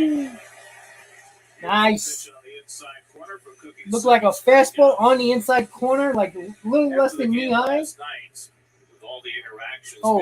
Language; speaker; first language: English; native; English